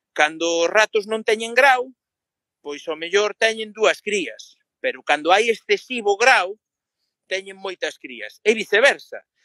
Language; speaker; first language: Galician; native; Galician